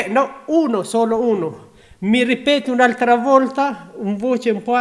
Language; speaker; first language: Italian; non-native, learner; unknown